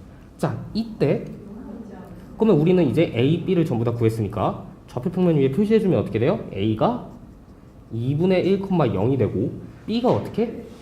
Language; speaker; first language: Korean; native; Korean